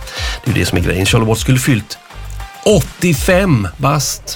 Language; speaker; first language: Swedish; native; Swedish